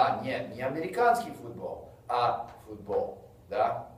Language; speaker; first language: Russian; non-native, fluent; English